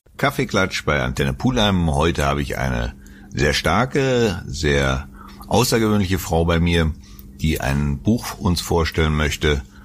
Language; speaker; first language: German; native; German